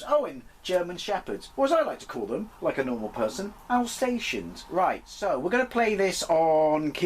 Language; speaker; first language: English; native; English